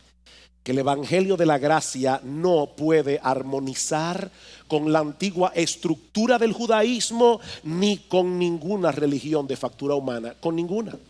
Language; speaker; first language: Spanish; native; Spanish